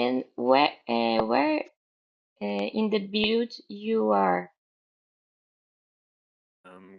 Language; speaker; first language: English; non-native, learner; Portuguese